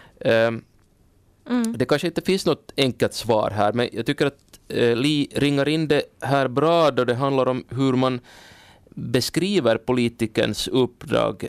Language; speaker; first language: Swedish; native; Swedish